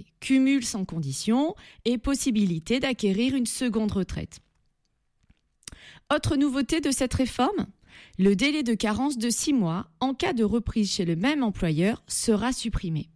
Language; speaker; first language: French; native; French